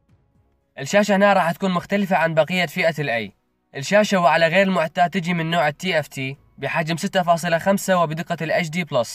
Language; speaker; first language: Arabic; native; Arabic